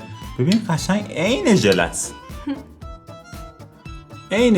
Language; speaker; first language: Persian; native; Persian